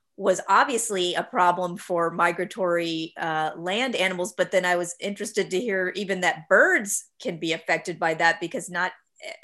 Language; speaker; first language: English; native; English